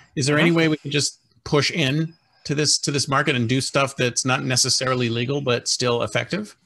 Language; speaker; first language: English; native; English